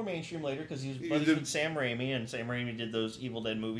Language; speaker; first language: English; native; English